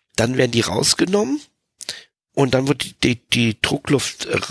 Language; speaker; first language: German; native; German